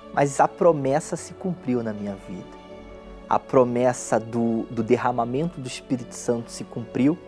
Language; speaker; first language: Portuguese; native; Portuguese